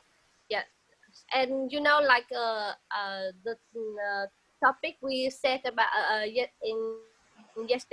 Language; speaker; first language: English; non-native, learner; Vietnamese